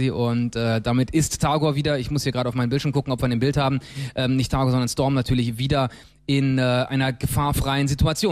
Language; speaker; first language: German; native; German